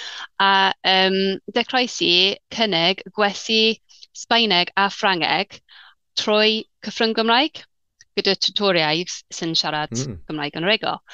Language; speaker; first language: Welsh; non-native, learner; English